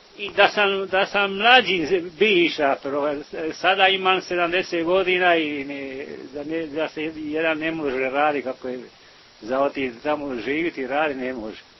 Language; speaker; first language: Croatian; native; Croatian